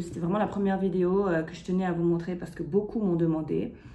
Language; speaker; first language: French; native; French